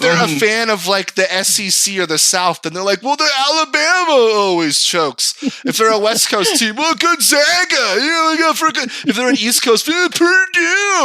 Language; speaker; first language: English; native; English